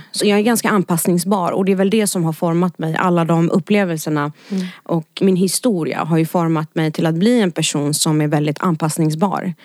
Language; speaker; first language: Swedish; early bilingual, other home language; Arabic